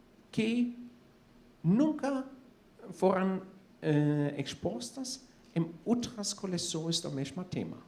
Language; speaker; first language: Portuguese; non-native, fluent; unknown